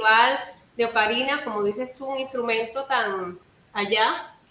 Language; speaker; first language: Spanish; native; Spanish